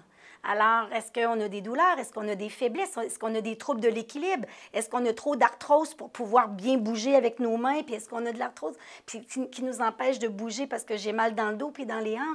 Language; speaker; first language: French; native; French